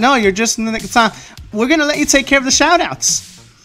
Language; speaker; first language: English; early bilingual, other home language; Spanish